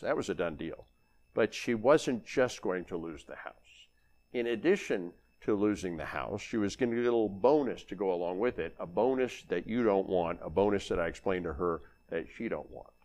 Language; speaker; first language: English; native; English